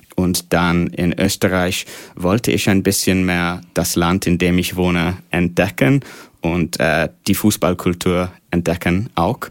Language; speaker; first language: German; non-native, fluent; English